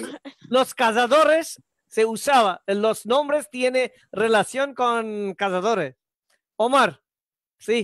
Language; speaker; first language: Spanish; non-native, learner; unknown